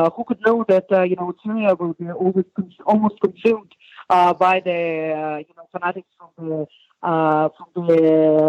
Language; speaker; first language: English; non-native, fluent; Hebrew